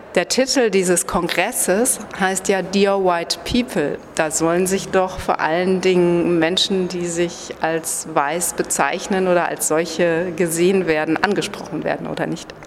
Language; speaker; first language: German; native; German